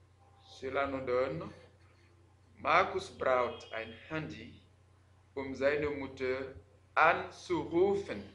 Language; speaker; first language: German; non-native, fluent; French